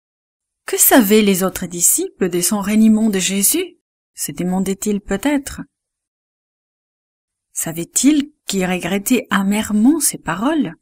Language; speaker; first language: French; native; French